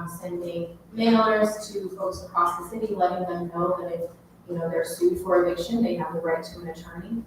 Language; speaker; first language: English; native; English